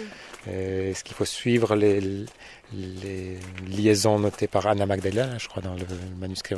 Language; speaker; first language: French; native; French